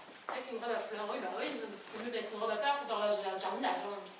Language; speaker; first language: French; native; French